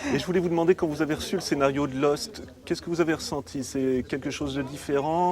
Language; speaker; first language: French; native; French